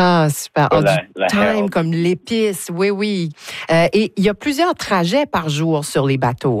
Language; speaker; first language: French; native; French